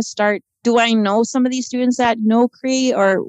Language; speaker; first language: English; native; English